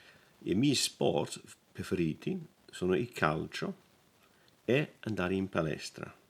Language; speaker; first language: Italian; non-native, learner; English